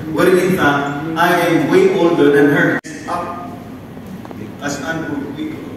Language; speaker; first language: English; non-native, local second language; Filipino